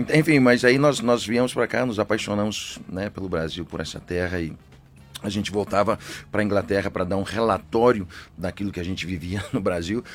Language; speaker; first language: Portuguese; early bilingual, other home language; English